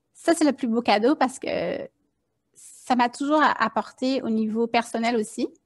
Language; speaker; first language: French; native; French